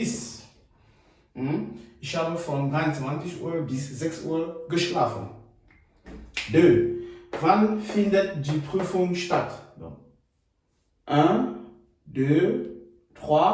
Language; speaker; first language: German; non-native, learner; French